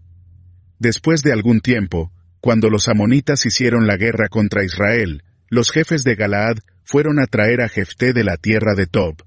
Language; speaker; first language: Spanish; native; Spanish